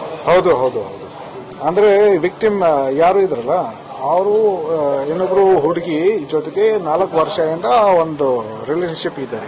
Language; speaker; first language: Kannada; non-native, fluent; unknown